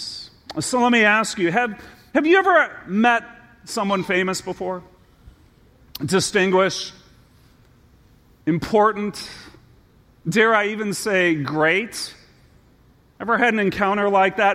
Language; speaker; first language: English; native; English